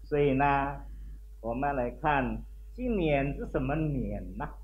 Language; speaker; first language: Chinese; non-native, local second language; Indonesian